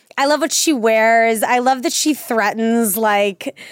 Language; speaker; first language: English; native; English